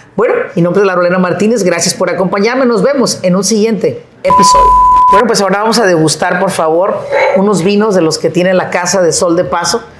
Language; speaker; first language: Spanish; native; Spanish